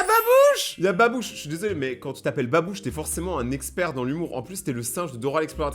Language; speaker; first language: French; native; French